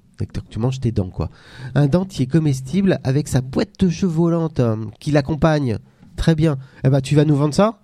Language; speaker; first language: French; native; French